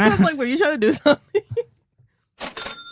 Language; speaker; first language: English; native; English